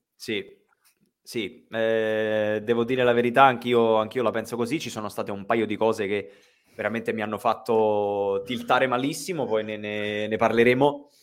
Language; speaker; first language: Italian; native; Italian